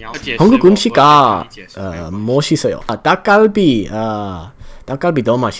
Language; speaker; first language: Korean; non-native, learner; English